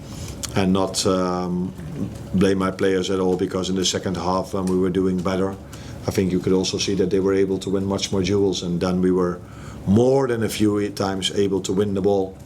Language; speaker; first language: English; non-native, fluent; Dutch